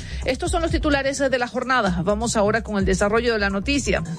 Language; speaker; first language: Spanish; native; Spanish